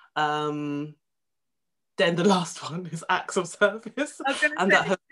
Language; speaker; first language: English; native; English